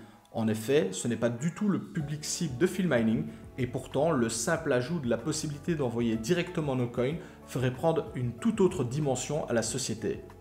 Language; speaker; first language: French; native; French